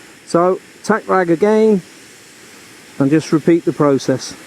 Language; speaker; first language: English; native; English